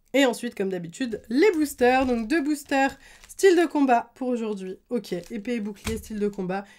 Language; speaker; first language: French; native; French